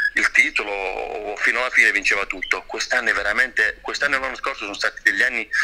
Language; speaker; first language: Italian; native; Italian